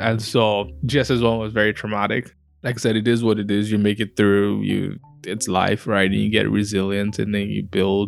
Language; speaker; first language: English; non-native, local second language; Yoruba